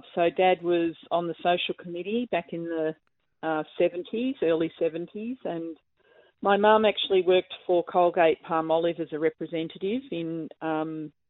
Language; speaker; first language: English; native; English